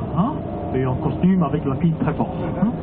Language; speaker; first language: French; non-native, fluent; Cantonese